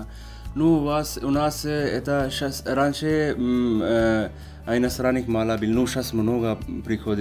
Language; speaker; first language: Russian; non-native, learner; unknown